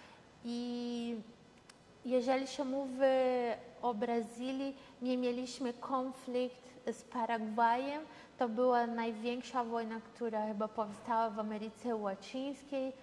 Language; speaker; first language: Polish; early bilingual, heritage; Portuguese